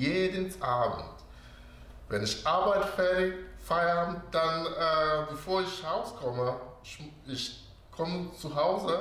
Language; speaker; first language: German; non-native, learner; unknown